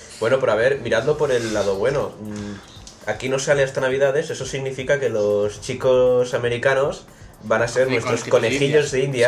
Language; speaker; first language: Spanish; native; Spanish